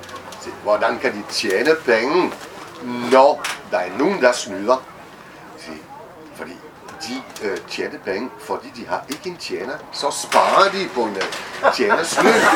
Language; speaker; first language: Danish; non-native, fluent; French